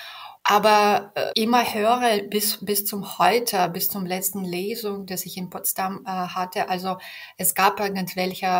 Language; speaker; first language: German; non-native, fluent; Belarusian